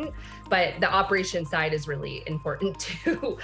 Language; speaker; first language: English; native; English